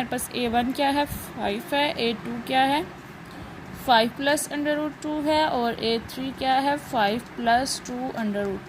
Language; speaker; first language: Hindi; non-native, local second language; Punjabi